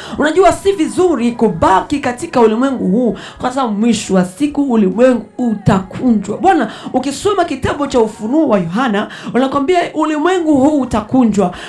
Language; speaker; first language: Swahili; non-native, local second language; Rundi